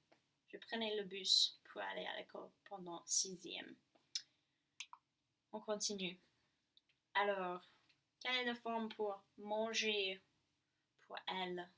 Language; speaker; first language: French; non-native, learner; English